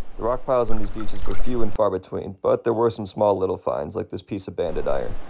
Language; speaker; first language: English; native; English